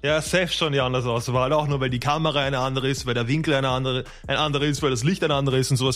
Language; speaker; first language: German; native; German